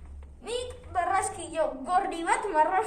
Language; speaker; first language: Basque; non-native, local second language; Spanish